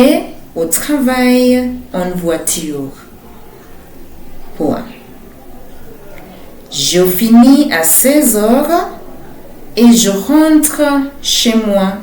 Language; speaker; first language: French; non-native, fluent; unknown